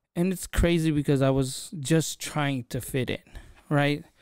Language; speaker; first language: English; native; English